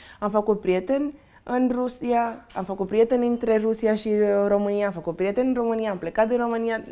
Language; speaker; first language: Romanian; non-native, fluent; Spanish